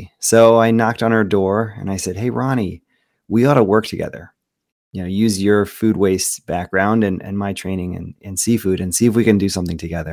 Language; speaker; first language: English; native; English